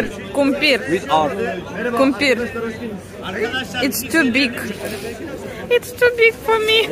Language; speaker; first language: English; non-native, fluent; Russian